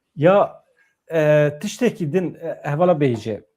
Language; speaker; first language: Kurdish; native; Kurdish